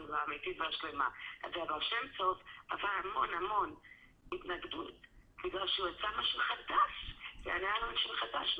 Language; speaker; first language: Hebrew; non-native, fluent; English